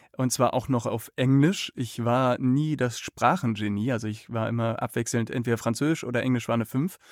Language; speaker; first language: German; native; German